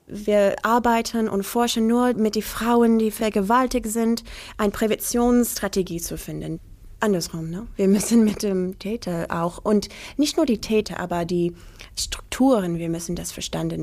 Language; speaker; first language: German; non-native, learner; English